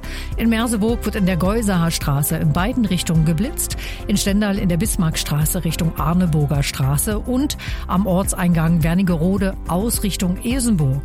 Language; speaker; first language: German; native; German